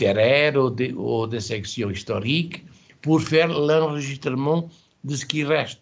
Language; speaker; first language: French; non-native, fluent; Portuguese